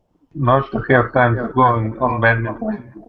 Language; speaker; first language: English; non-native, learner; Russian